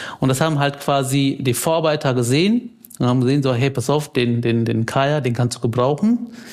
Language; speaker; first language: German; early bilingual, other home language; Tamil